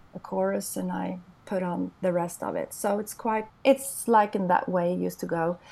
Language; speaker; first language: English; non-native, fluent; Swedish